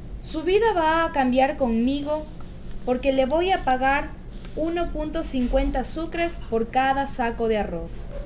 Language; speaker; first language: Spanish; native; Spanish